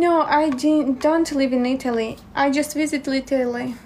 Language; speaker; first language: English; non-native, learner; Ukrainian